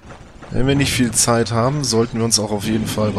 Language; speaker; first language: German; native; German